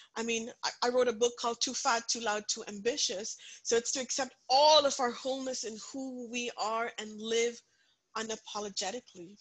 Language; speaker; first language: English; non-native, local second language; Punjabi